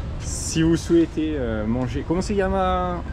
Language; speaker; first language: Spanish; non-native, learner; French